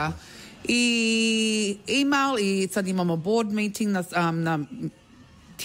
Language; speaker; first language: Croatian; early bilingual, heritage; Croatian